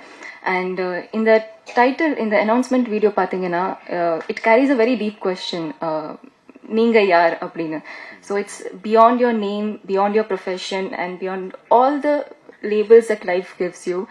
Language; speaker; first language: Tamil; non-native, fluent; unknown